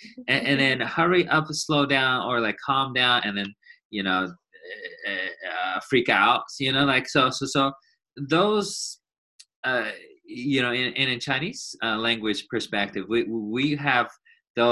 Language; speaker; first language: English; non-native, fluent; Chinese